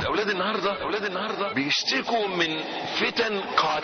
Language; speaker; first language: Arabic; native; Arabic